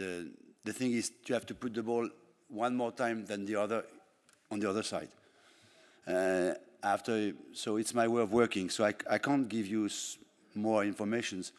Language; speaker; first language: English; non-native, fluent; French